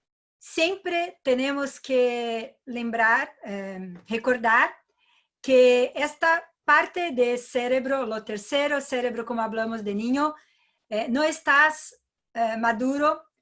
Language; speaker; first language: Spanish; non-native, learner; Portuguese